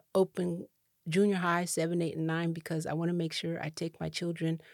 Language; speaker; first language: English; native; English